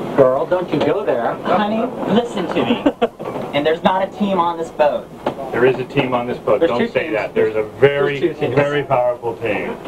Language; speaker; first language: English; native; English